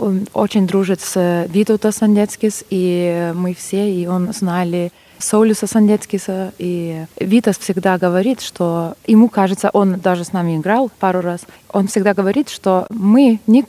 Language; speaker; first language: Russian; non-native, fluent; Lithuanian